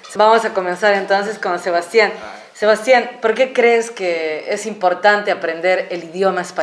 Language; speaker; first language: Spanish; native; Spanish